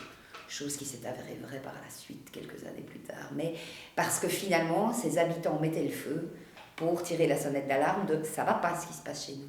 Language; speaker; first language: French; native; French